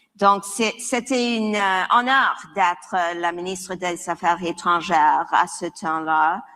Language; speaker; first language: French; non-native, local second language; English